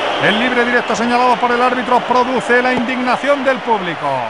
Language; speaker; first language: Spanish; native; Spanish